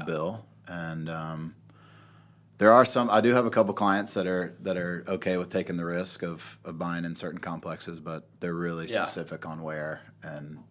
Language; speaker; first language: English; native; English